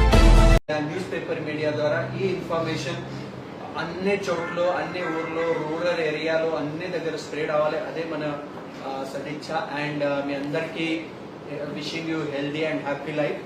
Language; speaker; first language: Telugu; non-native, fluent; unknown